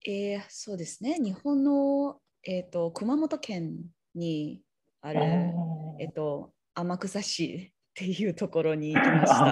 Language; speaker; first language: Japanese; non-native, learner; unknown